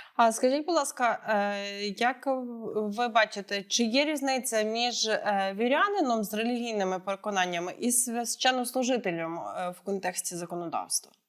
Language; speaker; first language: Ukrainian; native; Ukrainian